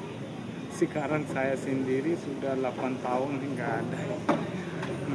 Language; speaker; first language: Indonesian; non-native, learner; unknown